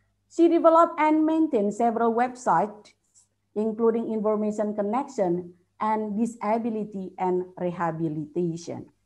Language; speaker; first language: English; non-native, fluent; Indonesian